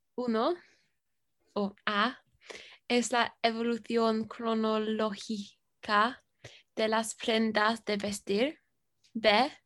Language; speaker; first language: Spanish; non-native, learner; English